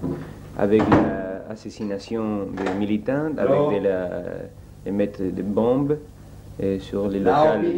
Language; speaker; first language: French; non-native, learner; Spanish